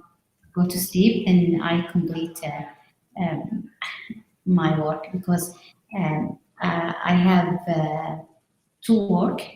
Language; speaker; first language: English; non-native, learner; Arabic